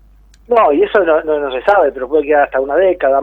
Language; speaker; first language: Spanish; native; Spanish